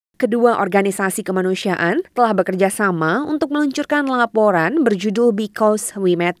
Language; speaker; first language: Indonesian; native; Indonesian